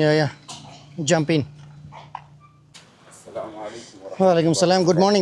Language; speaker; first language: English; non-native, learner; Bangla